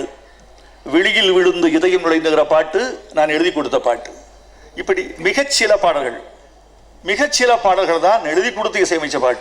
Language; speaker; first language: Tamil; native; Tamil